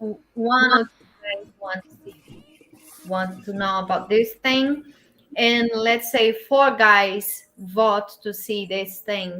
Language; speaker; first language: English; non-native, learner; Portuguese